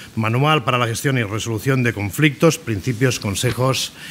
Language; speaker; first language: Spanish; non-native, local second language; Catalan